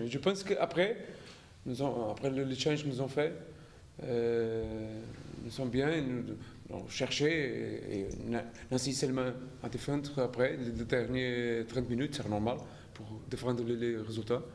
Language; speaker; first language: French; non-native, learner; Portuguese